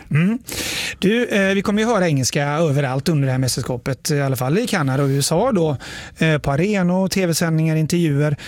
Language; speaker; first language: Swedish; native; Swedish